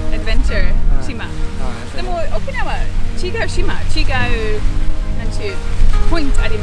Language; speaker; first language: Japanese; non-native, learner; English